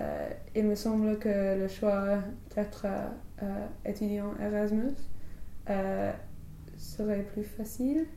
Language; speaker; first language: French; non-native, learner; English